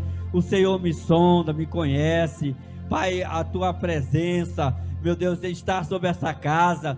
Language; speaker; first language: Portuguese; native; Portuguese